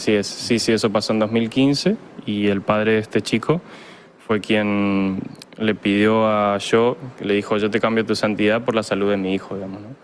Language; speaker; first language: Spanish; native; Spanish